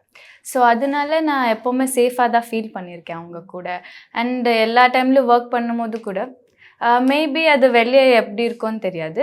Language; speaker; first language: Tamil; non-native, local second language; Bangla